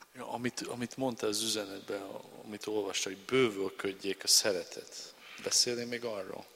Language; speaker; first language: Hungarian; non-native, learner; English